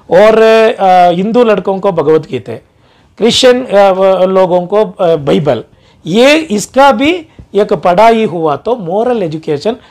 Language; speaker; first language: Hindi; non-native, local second language; Urdu